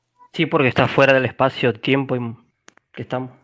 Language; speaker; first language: Spanish; native; Spanish